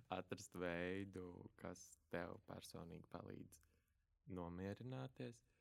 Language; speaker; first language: Latvian; native; Latvian